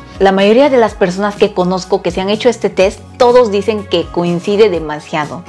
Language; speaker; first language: Spanish; early bilingual, other home language; Korean